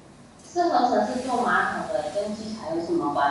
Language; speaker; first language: Chinese; native; Chinese